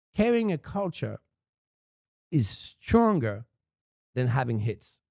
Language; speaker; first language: English; non-native, fluent; French